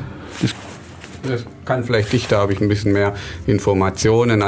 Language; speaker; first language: German; native; German